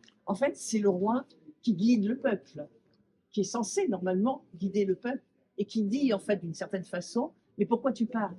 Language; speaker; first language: French; native; French